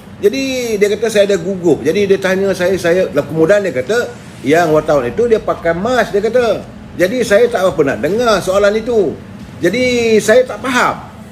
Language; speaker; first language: Malay; native; Malay